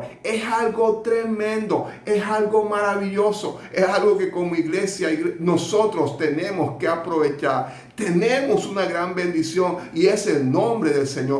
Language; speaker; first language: Spanish; native; Spanish